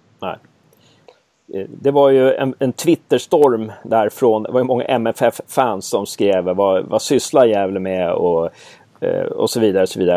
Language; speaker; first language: Swedish; native; Swedish